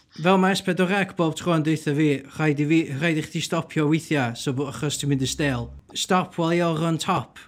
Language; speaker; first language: Welsh; native; Welsh